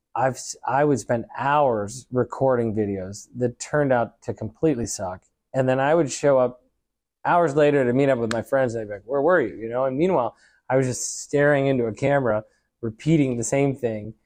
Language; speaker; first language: English; native; English